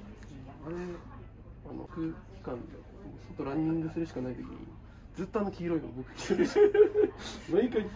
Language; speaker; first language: Japanese; native; Japanese